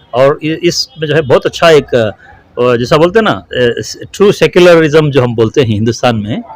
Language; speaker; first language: Urdu; native; Urdu